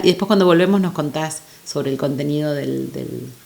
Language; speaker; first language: Spanish; native; Spanish